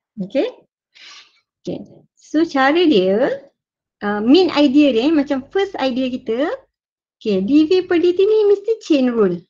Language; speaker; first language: Malay; native; Malay